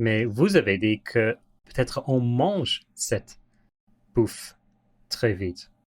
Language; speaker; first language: French; non-native, learner; English